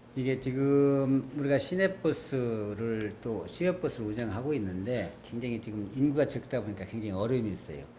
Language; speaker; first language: Korean; native; Korean